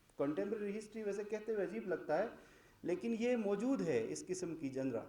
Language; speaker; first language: Urdu; non-native, local second language; Shina